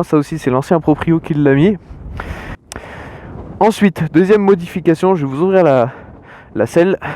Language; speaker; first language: French; native; French